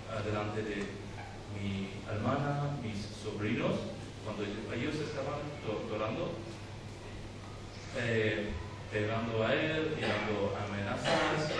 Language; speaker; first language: Spanish; non-native, learner; Urdu